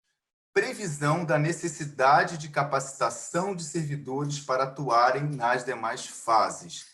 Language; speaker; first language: Portuguese; native; Portuguese